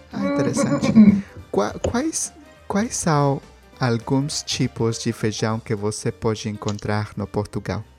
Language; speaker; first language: Portuguese; non-native, learner; Spanish